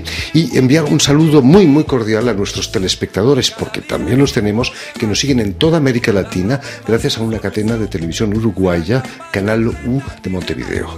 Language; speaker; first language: Spanish; native; Spanish